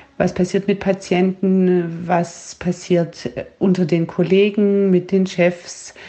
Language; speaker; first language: German; native; German